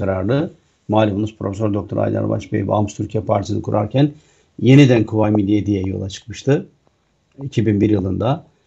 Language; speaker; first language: Turkish; native; Turkish